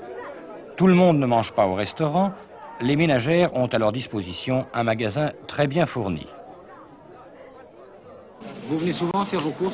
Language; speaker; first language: French; native; French